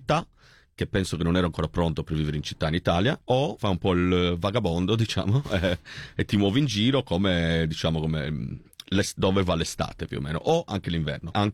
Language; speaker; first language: Italian; native; Italian